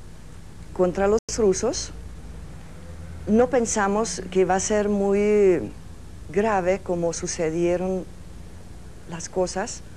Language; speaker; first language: Spanish; early bilingual, other home language; Hungarian